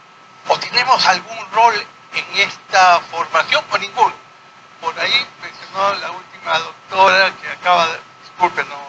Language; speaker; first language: Spanish; native; Spanish